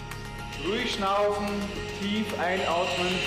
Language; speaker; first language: German; native; German